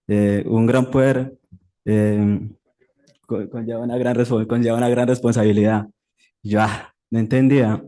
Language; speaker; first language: Spanish; native; Spanish